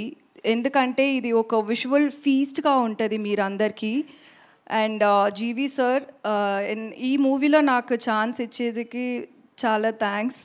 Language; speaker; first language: Telugu; non-native, learner; Tamil